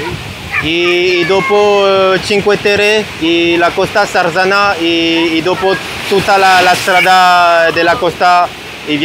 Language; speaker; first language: Italian; non-native, learner; French